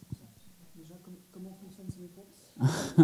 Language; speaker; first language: French; native; French